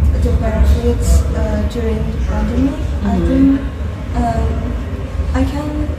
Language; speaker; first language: English; non-native, learner; Indonesian